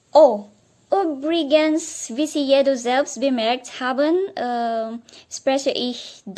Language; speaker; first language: German; non-native, learner; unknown